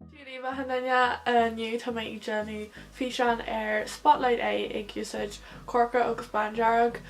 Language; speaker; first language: Irish; non-native, local second language; English